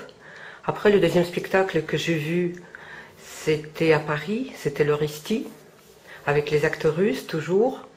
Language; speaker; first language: French; non-native, fluent; Russian